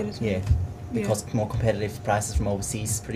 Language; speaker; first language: English; native; English